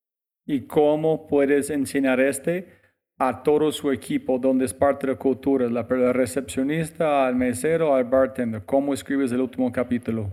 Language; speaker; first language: Spanish; non-native, fluent; English